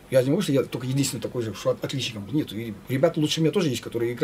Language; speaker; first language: Russian; non-native, fluent; Azerbaijani